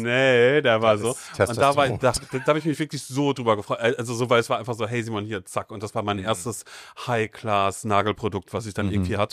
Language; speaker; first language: German; native; German